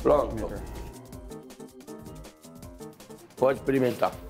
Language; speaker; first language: Portuguese; non-native, fluent; French